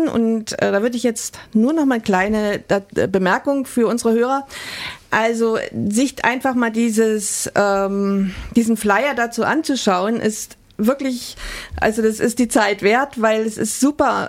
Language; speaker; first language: German; native; German